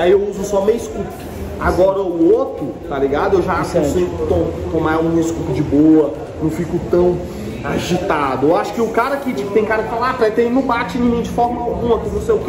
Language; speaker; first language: Portuguese; native; Portuguese